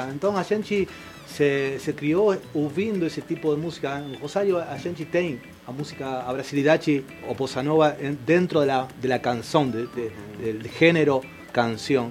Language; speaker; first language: Portuguese; non-native, fluent; Spanish